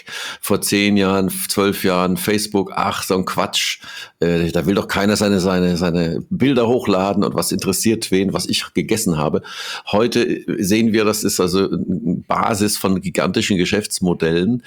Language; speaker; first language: German; native; German